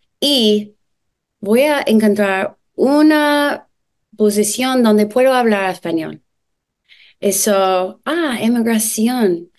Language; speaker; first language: Spanish; non-native, learner; English